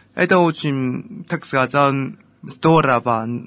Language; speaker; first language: Russian; non-native, learner; Chinese